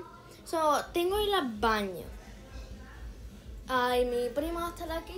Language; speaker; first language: Spanish; early bilingual, heritage; Spanish